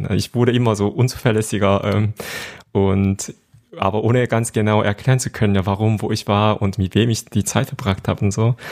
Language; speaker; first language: German; non-native, fluent; Korean